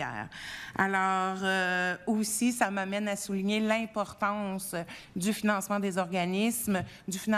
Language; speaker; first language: French; native; French